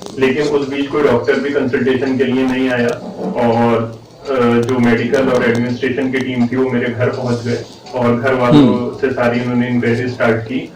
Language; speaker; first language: Hindi; native; Hindi